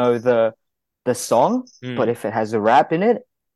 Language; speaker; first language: English; non-native, local second language; Malay